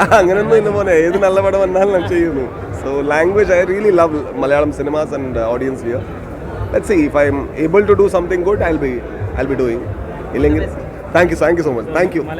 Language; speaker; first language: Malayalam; non-native, learner; Kannada